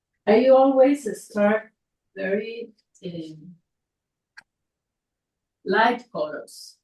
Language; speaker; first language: English; non-native, fluent; Spanish